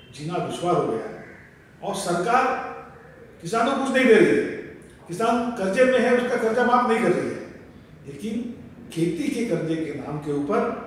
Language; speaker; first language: Hindi; non-native, local second language; Marathi